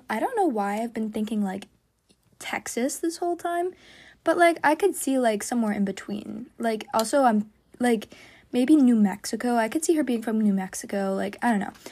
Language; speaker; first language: English; native; English